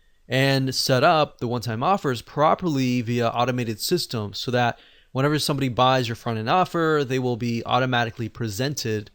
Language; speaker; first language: English; native; English